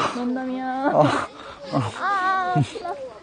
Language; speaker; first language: Korean; non-native, learner; Japanese